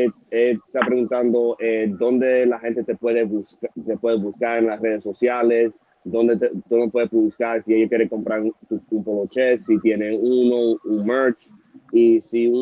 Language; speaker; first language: Spanish; early bilingual, heritage; Spanish